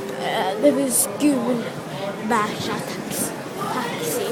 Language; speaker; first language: Swedish; early bilingual, other home language; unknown